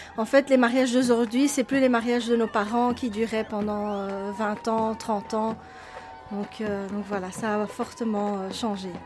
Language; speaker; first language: French; early bilingual, other home language; Arabic